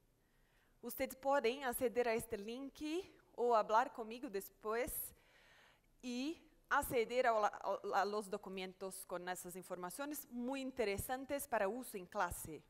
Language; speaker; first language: Spanish; non-native, fluent; Portuguese